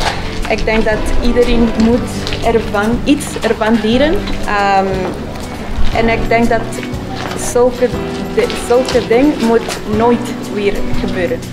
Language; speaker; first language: Dutch; non-native, learner; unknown